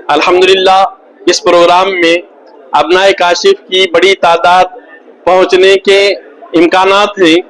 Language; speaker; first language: Urdu; native; Urdu